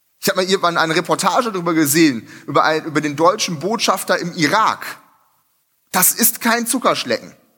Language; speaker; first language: German; native; German